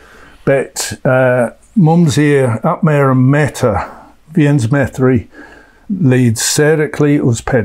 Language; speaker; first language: Latvian; non-native, learner; English